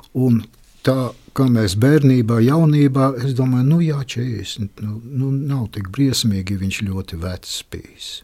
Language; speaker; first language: Latvian; non-native, local second language; Russian